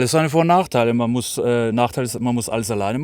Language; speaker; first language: German; native; German